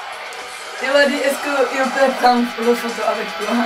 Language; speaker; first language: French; non-native, learner; Czech